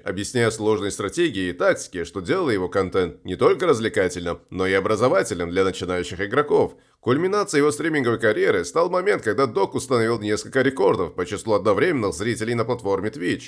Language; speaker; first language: Russian; native; Russian